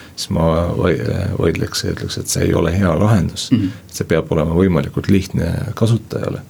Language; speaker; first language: Estonian; non-native, local second language; Russian